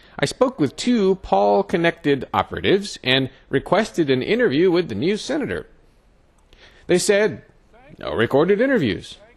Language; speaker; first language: English; native; English